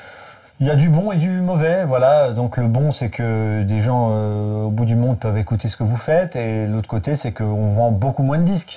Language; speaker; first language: French; native; French